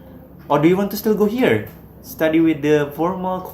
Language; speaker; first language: English; non-native, fluent; Indonesian